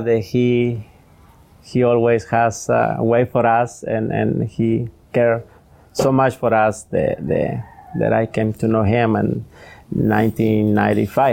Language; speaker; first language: English; non-native, learner; Spanish